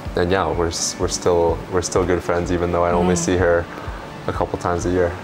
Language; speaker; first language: English; early bilingual, other home language; Chinese